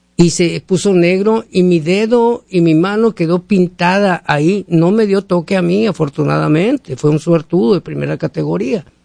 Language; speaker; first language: Spanish; native; Spanish